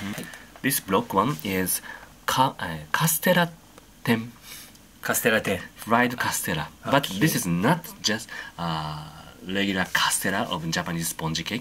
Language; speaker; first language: English; non-native, fluent; Japanese